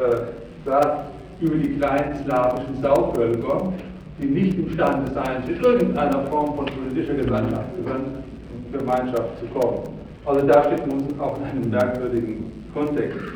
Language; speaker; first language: German; native; German